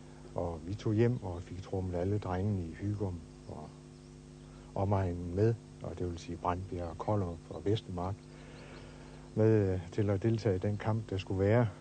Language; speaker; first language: Danish; native; Danish